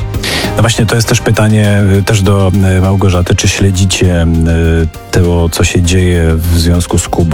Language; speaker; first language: Polish; native; Polish